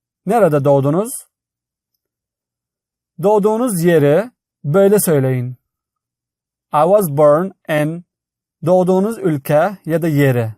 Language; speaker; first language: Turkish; non-native, fluent; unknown